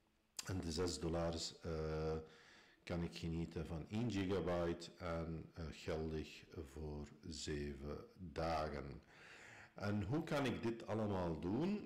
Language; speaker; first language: Dutch; non-native, fluent; Arabic